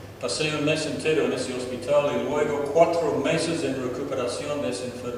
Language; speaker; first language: Spanish; non-native, fluent; English